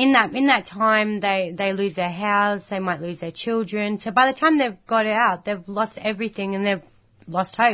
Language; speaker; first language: English; native; English